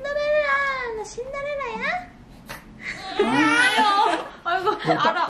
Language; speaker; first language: Korean; non-native, fluent; Cantonese